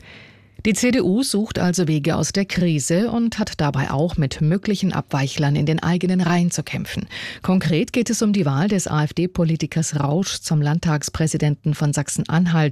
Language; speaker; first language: German; native; German